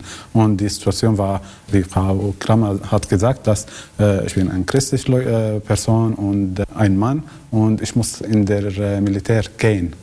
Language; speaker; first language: German; non-native, learner; Arabic